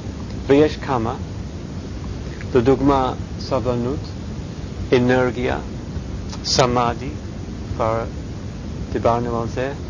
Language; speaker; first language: Hebrew; non-native, fluent; English